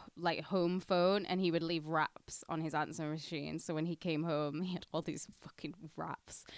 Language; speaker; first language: English; native; English